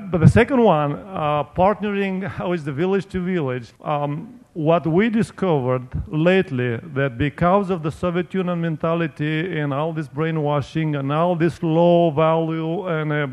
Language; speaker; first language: English; non-native, fluent; Romanian